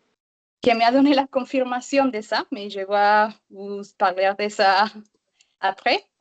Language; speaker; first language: French; non-native, learner; Spanish